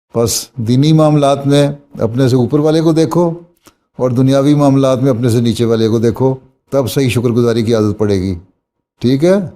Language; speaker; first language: Urdu; native; Urdu